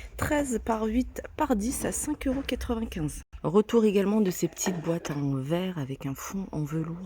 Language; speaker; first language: French; native; French